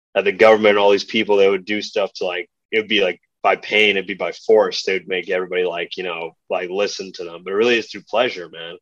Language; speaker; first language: English; early bilingual, other home language; Spanish